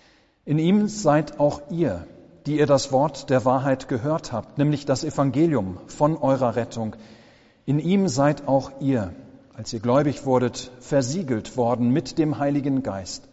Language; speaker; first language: German; native; German